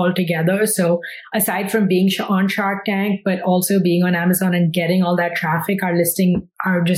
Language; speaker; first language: English; non-native, local second language; Hindi